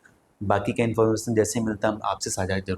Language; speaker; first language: Hindi; native; Hindi